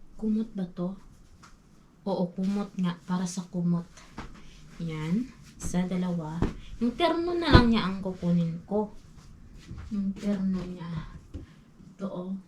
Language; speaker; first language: Filipino; non-native, local second language; Cebuano